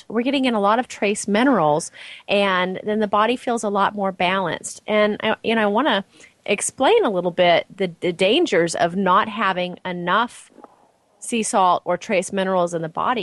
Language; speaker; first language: English; native; English